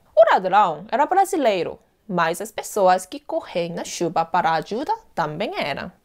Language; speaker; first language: Portuguese; non-native, fluent; Korean